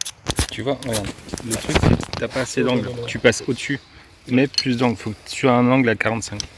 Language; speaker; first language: French; native; French